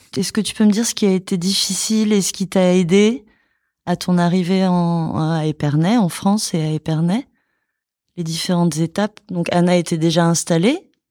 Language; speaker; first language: French; native; French